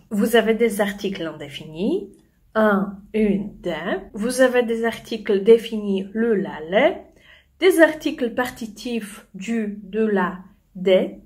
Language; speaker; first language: French; non-native, fluent; Polish